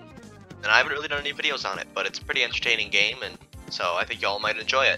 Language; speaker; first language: English; native; English